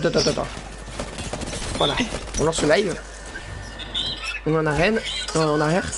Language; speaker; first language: French; native; French